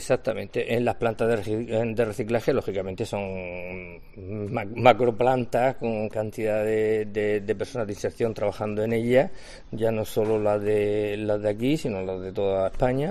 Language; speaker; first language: Spanish; native; Spanish